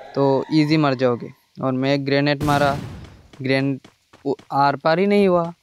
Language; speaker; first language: Hindi; non-native, local second language; Bangla